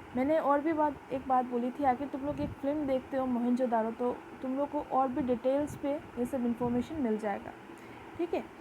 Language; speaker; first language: Hindi; non-native, local second language; Bangla